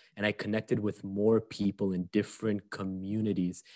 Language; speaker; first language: English; early bilingual, other home language; Arabic